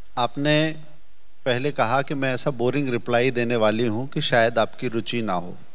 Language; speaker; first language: Hindi; native; Hindi